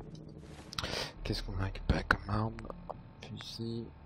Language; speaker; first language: French; native; French